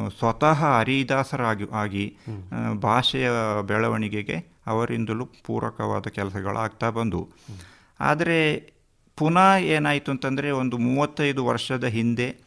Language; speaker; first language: Kannada; non-native, local second language; Kodava